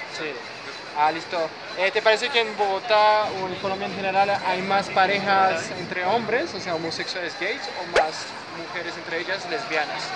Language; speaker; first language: Spanish; non-native, fluent; French